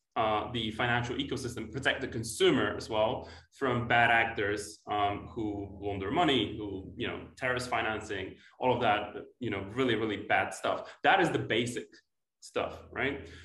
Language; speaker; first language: English; non-native, fluent; Polish